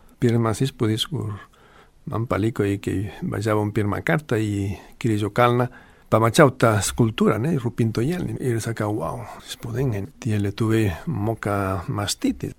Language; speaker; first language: Lithuanian; non-native, fluent; Spanish